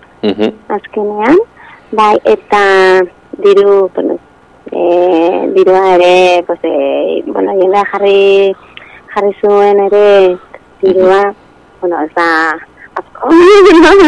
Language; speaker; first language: Basque; non-native, local second language; Spanish